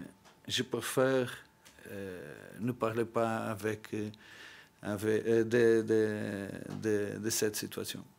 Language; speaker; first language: French; non-native, learner; Portuguese